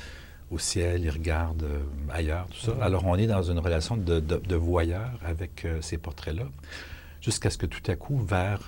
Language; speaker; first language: French; native; French